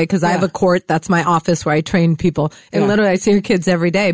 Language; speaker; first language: English; native; English